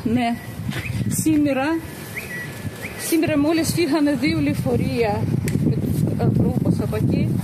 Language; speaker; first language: Greek; early bilingual, heritage; Greek